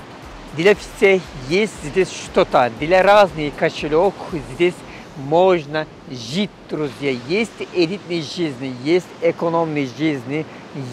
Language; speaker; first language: Russian; non-native, learner; Turkish